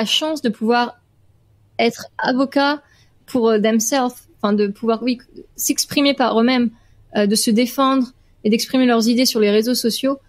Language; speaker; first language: French; native; French